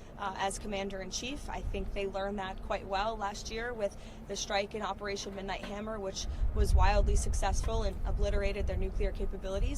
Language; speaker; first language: English; native; English